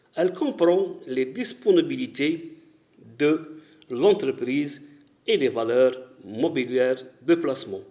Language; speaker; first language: French; non-native, local second language; Arabic